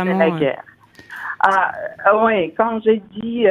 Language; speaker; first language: French; non-native, fluent; Russian